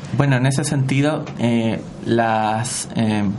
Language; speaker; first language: Spanish; native; Spanish